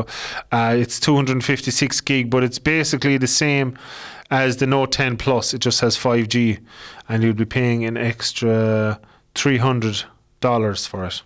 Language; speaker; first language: English; native; English